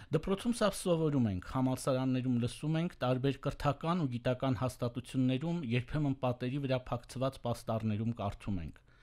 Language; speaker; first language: Armenian; native; Armenian